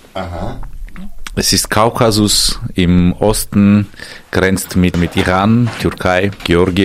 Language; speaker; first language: German; non-native, fluent; Armenian